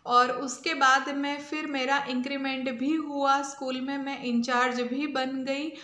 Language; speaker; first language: Hindi; non-native, local second language; Gujarati